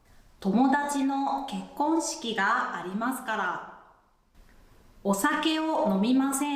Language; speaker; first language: Japanese; non-native, learner; English